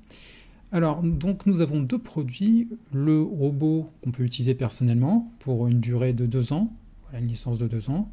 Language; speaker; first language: French; native; French